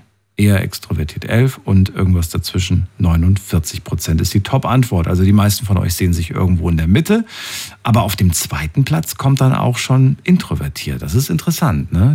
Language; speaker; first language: German; native; German